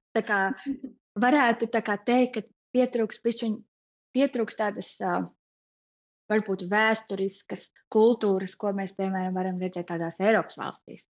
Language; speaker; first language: Latvian; native; Latvian